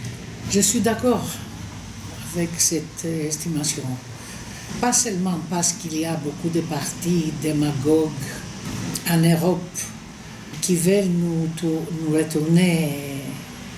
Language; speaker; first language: French; non-native, fluent; Greek